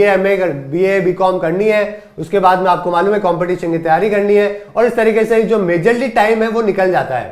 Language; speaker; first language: Hindi; native; Hindi